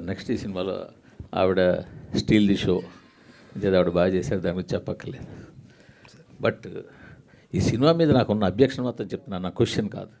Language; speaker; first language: Telugu; native; Telugu